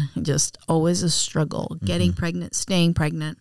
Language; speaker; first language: English; native; English